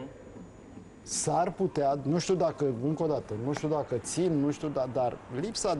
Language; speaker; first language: Romanian; native; Romanian